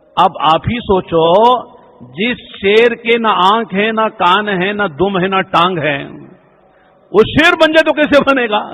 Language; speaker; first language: Urdu; native; Urdu